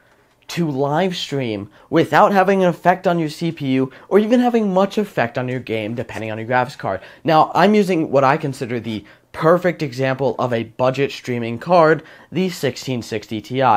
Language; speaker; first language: English; native; English